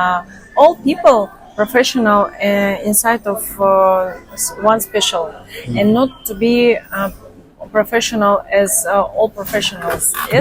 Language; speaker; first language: English; non-native, learner; Russian